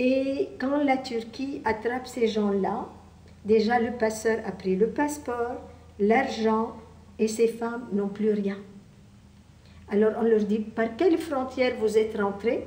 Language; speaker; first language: French; non-native, local second language; Arabic